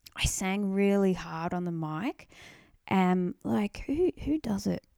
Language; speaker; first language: English; native; English